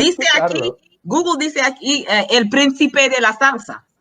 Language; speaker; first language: Spanish; non-native, fluent; English